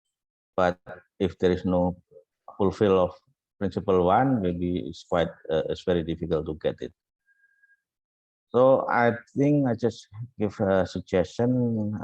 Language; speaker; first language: English; non-native, fluent; Indonesian